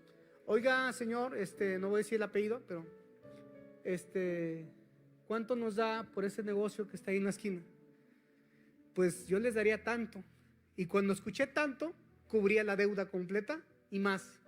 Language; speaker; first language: Spanish; native; Spanish